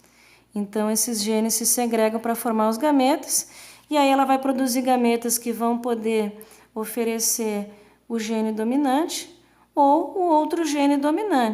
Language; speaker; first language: Portuguese; native; Portuguese